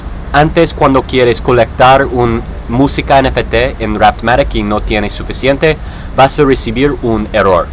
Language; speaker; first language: Spanish; non-native, learner; English